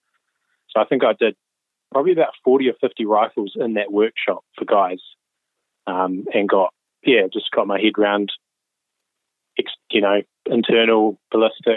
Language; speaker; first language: English; native; English